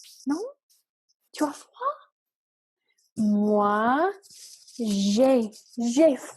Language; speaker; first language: French; non-native, fluent; English